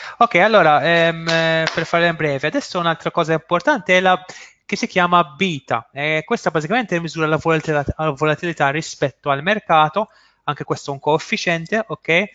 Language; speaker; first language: Italian; non-native, fluent; Maltese